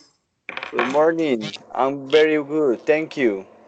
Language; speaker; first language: English; non-native, learner; Spanish